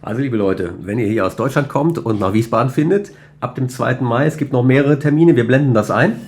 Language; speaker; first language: German; native; German